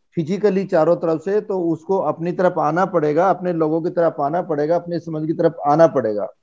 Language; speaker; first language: Hindi; native; Hindi